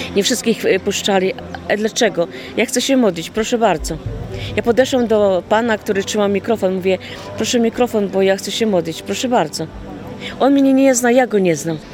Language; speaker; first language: Polish; native; Polish